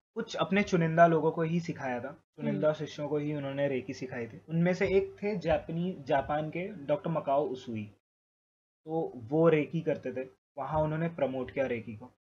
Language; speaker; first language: Hindi; native; Hindi